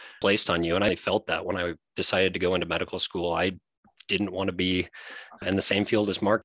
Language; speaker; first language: English; native; English